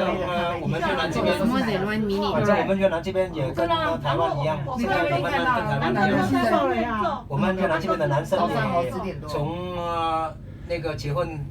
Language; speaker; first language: Chinese; non-native, fluent; Vietnamese